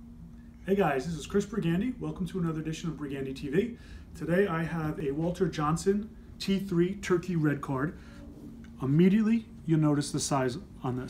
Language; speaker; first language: English; native; English